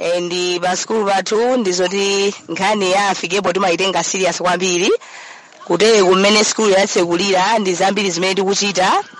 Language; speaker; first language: Nyanja; non-native, local second language; Tumbuka